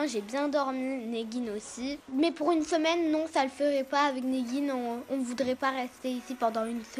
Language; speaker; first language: French; native; French